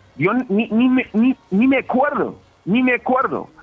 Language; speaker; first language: Spanish; non-native, fluent; English